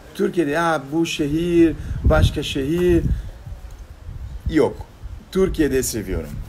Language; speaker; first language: Turkish; non-native, learner; Portuguese